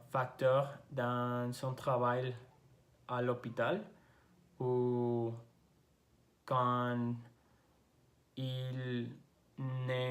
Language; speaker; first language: French; non-native, learner; Spanish